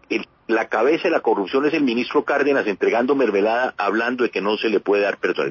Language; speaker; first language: Spanish; native; Spanish